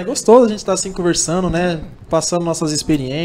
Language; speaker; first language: Portuguese; native; Portuguese